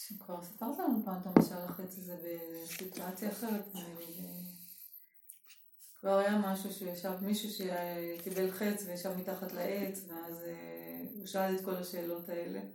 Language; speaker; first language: Hebrew; native; Hebrew